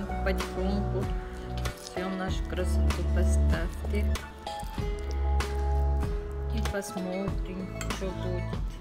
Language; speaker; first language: Russian; non-native, learner; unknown